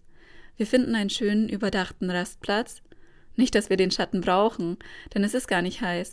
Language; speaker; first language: German; native; German